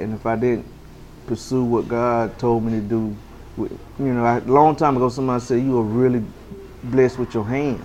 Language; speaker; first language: English; native; English